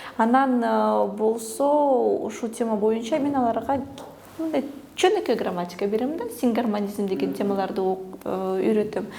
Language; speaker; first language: Kyrgyz; early bilingual, other home language; Russian